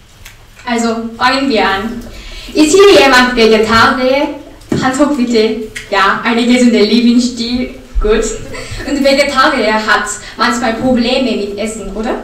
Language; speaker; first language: German; non-native, learner; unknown